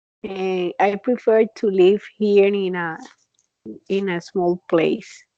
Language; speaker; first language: English; non-native, learner; Spanish